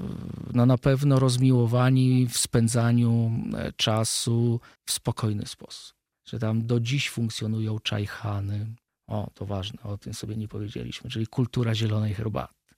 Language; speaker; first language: Polish; native; Polish